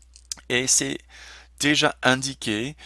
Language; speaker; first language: French; non-native, fluent; English